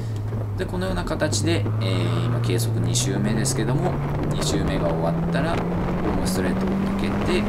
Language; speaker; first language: Japanese; native; Japanese